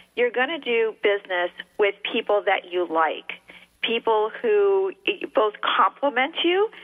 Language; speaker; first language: English; early bilingual, other home language; Spanish